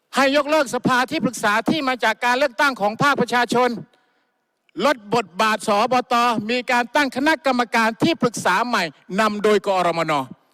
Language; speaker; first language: Thai; non-native, local second language; Malay